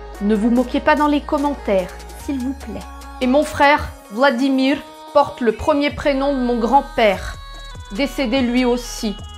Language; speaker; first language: French; native; French